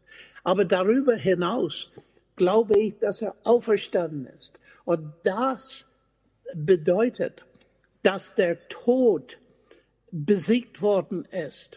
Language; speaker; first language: German; non-native, fluent; English